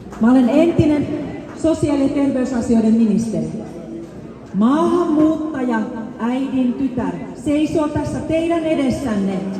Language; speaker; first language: Finnish; early bilingual, other home language; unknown